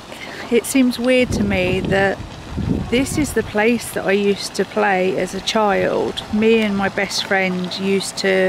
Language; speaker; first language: English; native; English